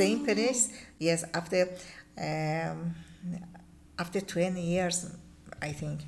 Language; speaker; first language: English; non-native, learner; Persian